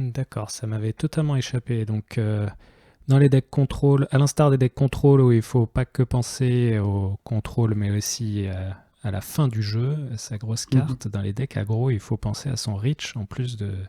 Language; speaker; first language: French; native; French